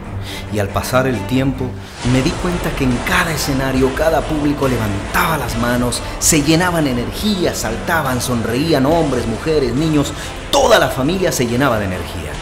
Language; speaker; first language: Spanish; native; Spanish